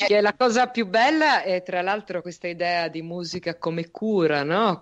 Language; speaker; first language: Italian; native; Italian